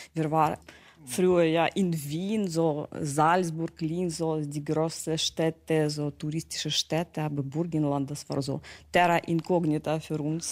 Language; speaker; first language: German; non-native, learner; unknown